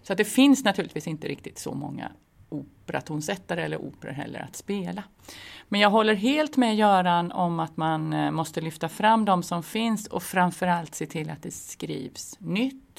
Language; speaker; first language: Swedish; native; Swedish